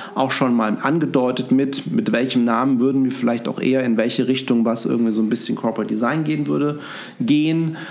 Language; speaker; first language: German; native; German